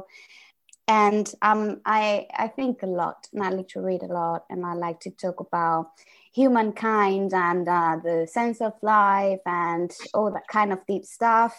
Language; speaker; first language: English; non-native, fluent; Spanish